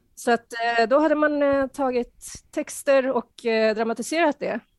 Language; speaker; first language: Swedish; early bilingual, heritage; Spanish